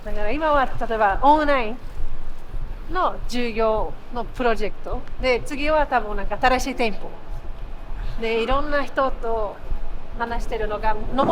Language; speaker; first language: Japanese; non-native, fluent; Portuguese